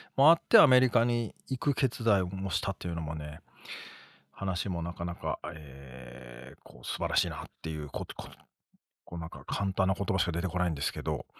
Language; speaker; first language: Japanese; native; Japanese